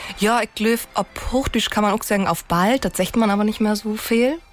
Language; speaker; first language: German; non-native, local second language; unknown